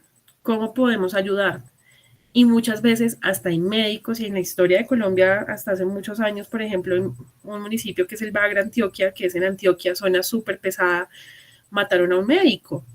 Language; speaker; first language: Spanish; native; Spanish